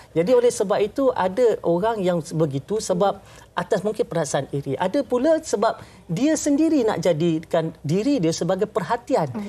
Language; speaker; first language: Malay; native; Malay